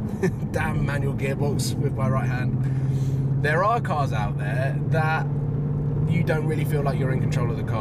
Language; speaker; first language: English; native; English